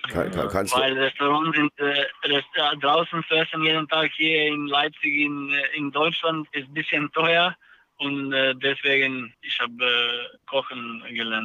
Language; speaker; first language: German; non-native, learner; Serbian